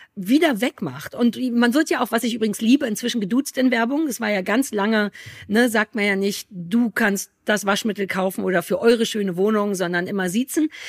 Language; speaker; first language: German; native; German